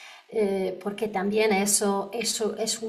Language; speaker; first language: Spanish; non-native, learner; Polish